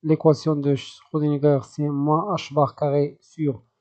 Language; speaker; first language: French; non-native, local second language; Arabic